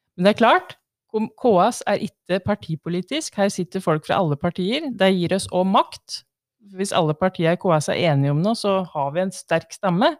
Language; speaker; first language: Norwegian; native; Norwegian